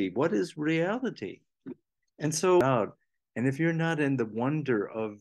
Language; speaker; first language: English; native; English